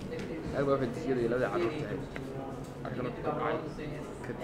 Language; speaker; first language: English; non-native, learner; Somali